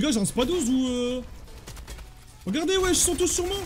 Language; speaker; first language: French; native; French